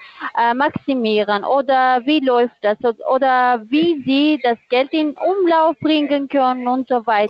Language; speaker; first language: German; non-native, fluent; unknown